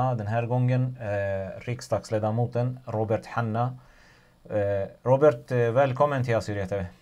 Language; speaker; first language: Swedish; non-native, fluent; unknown